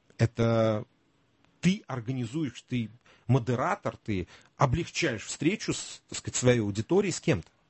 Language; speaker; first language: Russian; native; Russian